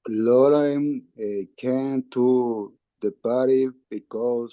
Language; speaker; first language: English; non-native, learner; Spanish